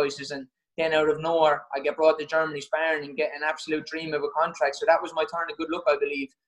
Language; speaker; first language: English; native; English